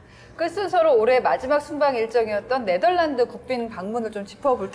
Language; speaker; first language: Korean; native; Korean